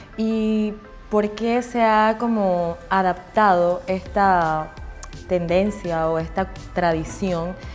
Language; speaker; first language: Spanish; native; Spanish